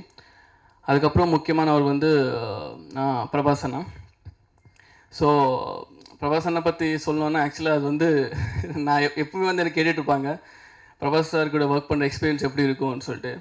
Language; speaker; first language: Tamil; non-native, local second language; Telugu